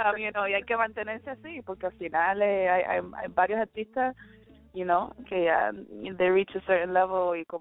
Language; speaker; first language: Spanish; early bilingual, heritage; Spanish